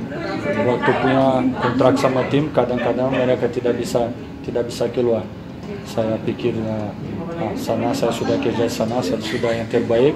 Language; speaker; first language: Indonesian; non-native, fluent; Portuguese